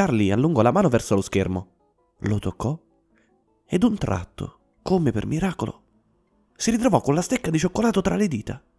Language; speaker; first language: Italian; native; Italian